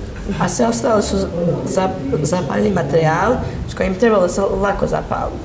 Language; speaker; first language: Bosnian; native; Bosnian